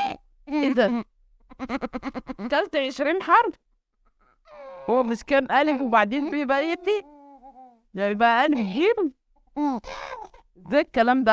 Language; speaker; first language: Arabic; native; Arabic